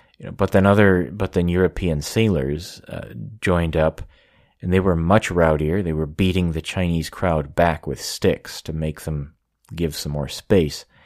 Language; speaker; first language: English; native; English